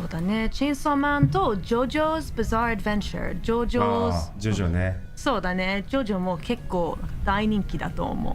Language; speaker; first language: Japanese; non-native, learner; English